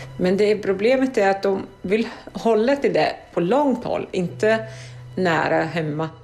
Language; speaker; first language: Swedish; non-native, fluent; Arabic